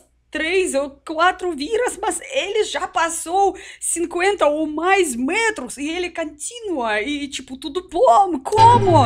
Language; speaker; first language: Portuguese; non-native, learner; Russian